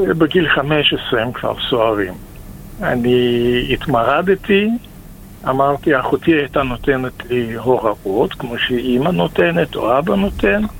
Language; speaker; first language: Hebrew; non-native, fluent; Russian